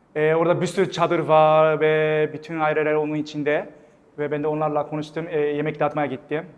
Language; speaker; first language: Turkish; non-native, fluent; Japanese